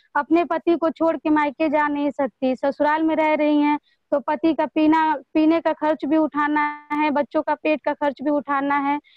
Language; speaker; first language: Hindi; native; Hindi